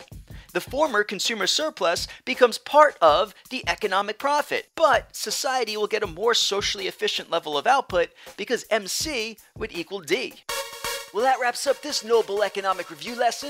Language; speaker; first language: English; native; English